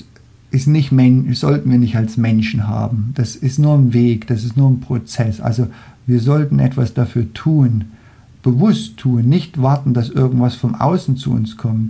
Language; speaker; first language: German; non-native, fluent; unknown